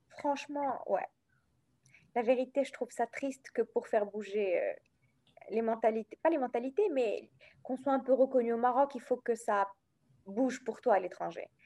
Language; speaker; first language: French; non-native, local second language; Arabic